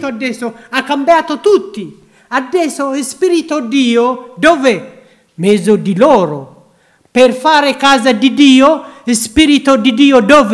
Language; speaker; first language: Italian; non-native, learner; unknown